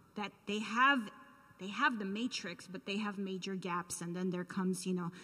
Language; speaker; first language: English; early bilingual, other home language; Armenian